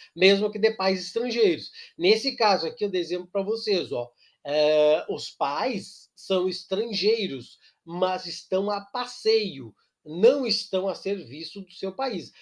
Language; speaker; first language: Portuguese; native; Portuguese